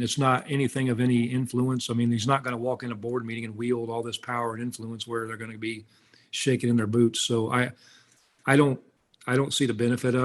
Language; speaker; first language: English; native; English